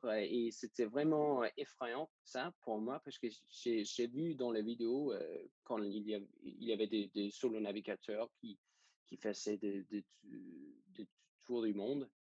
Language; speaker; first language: French; non-native, fluent; Danish